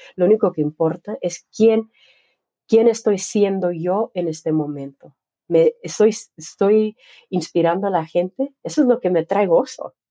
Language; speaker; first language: Spanish; native; Spanish